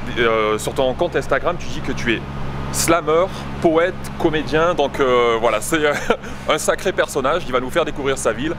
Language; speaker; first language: French; native; French